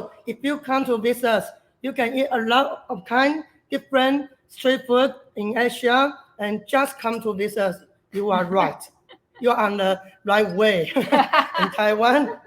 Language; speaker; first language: English; non-native, learner; Chinese